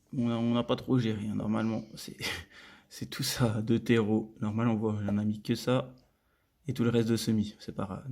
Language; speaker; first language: French; native; French